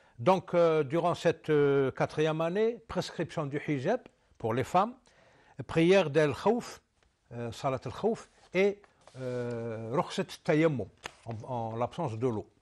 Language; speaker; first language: French; non-native, local second language; Arabic